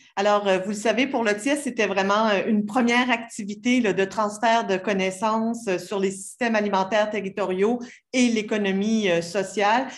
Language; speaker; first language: French; native; French